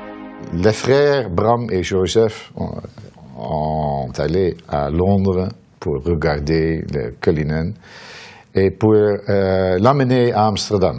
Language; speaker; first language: French; non-native, fluent; Dutch